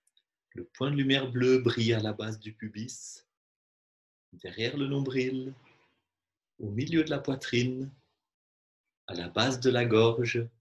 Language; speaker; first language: French; native; French